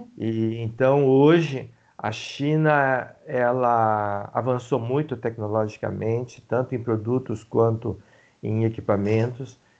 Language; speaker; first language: Portuguese; native; Portuguese